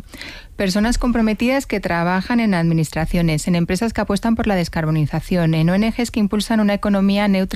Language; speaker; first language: Spanish; native; Spanish